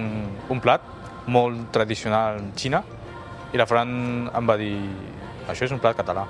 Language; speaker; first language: Catalan; non-native, fluent; Chinese